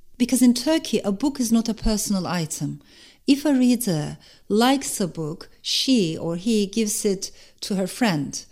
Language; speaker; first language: English; non-native, fluent; Turkish